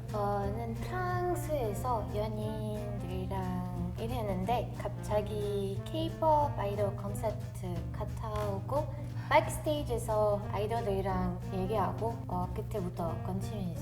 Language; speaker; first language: Korean; non-native, learner; French